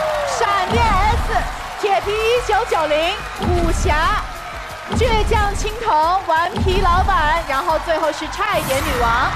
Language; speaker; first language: Chinese; native; Chinese